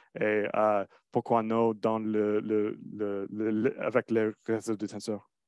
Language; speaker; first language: French; non-native, learner; English